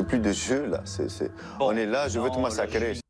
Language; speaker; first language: French; non-native, fluent; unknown